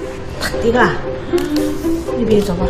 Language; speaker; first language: Korean; native; Korean